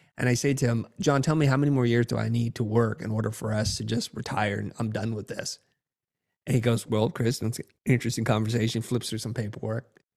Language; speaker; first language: English; early bilingual, other home language; Vietnamese